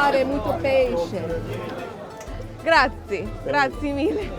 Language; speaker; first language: Italian; non-native, learner; English